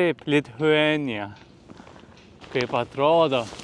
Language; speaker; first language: Lithuanian; non-native, learner; Turkish